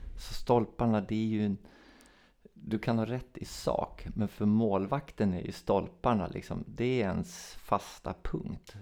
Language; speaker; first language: Swedish; native; Swedish